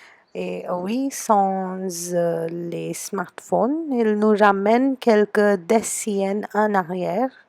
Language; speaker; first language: French; non-native, fluent; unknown